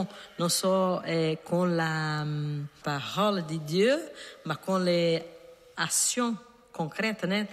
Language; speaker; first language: French; non-native, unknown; Portuguese